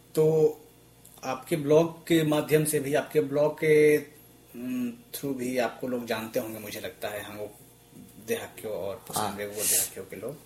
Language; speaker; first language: Hindi; native; Hindi